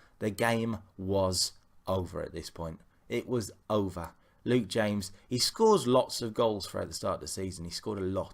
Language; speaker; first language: English; native; English